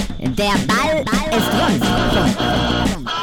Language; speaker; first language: German; native; German